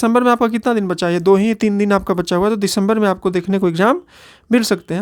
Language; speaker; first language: Hindi; native; Hindi